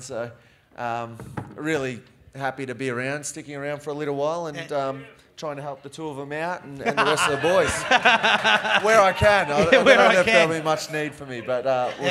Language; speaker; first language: English; native; English